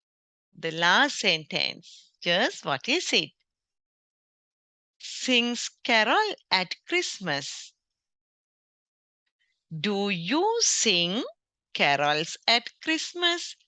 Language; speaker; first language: English; non-native, local second language; Sinhala